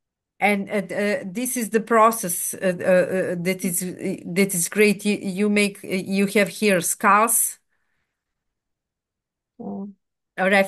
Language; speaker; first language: English; non-native, fluent; Serbian